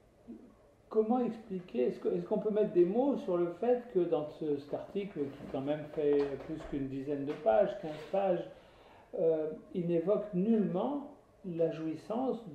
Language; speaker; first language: French; native; French